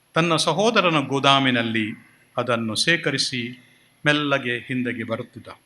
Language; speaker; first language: Kannada; non-native, local second language; Konkani